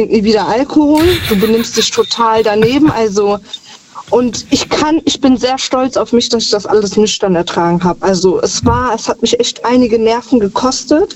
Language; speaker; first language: German; native; German